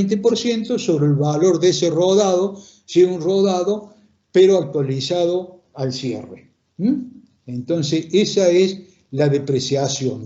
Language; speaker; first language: Spanish; native; Spanish